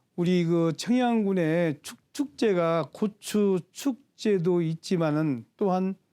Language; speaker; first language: Korean; native; Korean